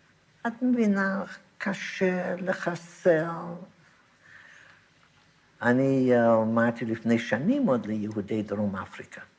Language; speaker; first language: Hebrew; non-native, fluent; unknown